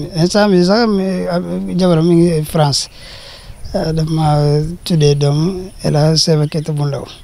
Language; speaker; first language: Wolof; non-native, fluent; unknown